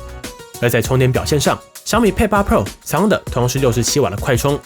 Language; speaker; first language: Chinese; native; Chinese